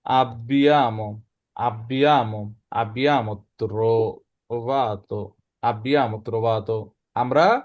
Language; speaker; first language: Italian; non-native, learner; Bangla